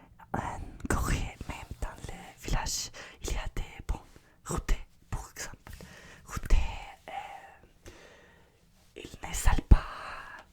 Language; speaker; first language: French; non-native, learner; Russian